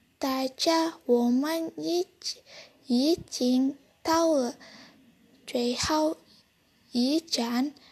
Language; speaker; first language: Chinese; non-native, learner; Indonesian